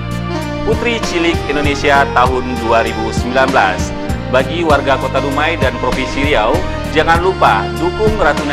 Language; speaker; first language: Indonesian; native; Indonesian